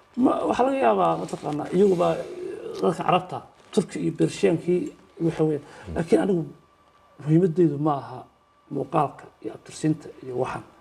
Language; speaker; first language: Somali; native; Somali